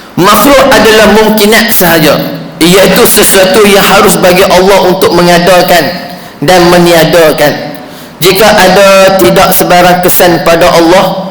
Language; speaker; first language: Malay; native; Malay